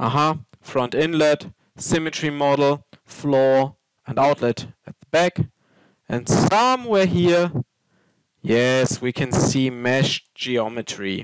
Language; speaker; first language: English; non-native, fluent; German